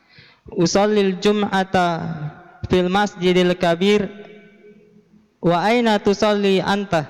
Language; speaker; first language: Arabic; non-native, learner; Indonesian